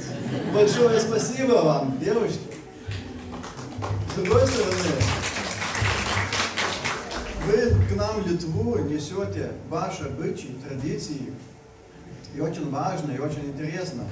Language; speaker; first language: Russian; non-native, fluent; Lithuanian